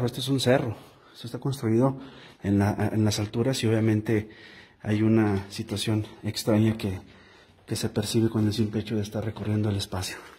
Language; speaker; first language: Spanish; native; Spanish